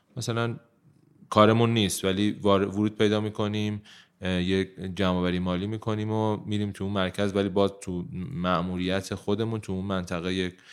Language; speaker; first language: Persian; native; Persian